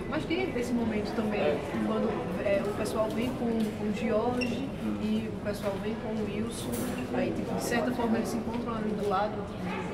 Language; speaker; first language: Portuguese; native; Portuguese